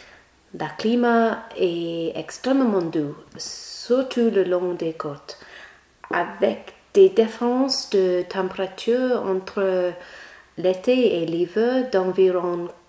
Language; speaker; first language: French; non-native, learner; English